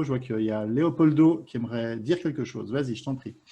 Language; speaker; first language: French; native; French